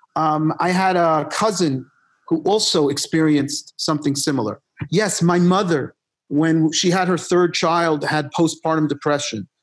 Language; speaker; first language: English; native; English